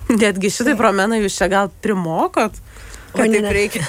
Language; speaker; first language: Lithuanian; native; Lithuanian